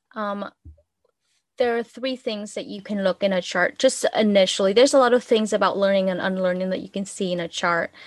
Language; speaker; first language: English; non-native, fluent; Vietnamese